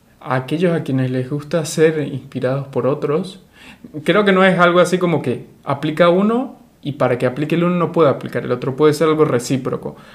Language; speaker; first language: Spanish; native; Spanish